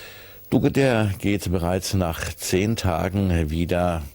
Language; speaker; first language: German; native; German